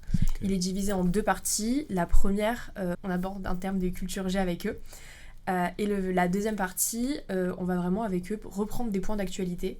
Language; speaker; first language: French; native; French